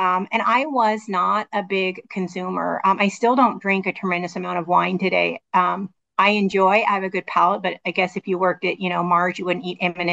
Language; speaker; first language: English; native; English